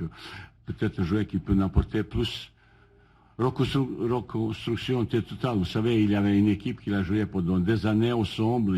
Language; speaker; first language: French; non-native, fluent; Bosnian